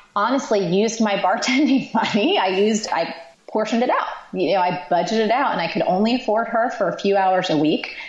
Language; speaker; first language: English; native; English